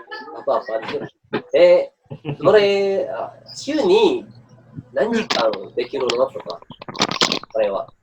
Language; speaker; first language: Japanese; non-native, learner; Indonesian